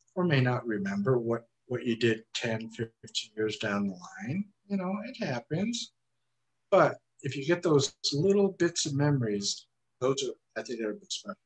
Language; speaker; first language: English; native; English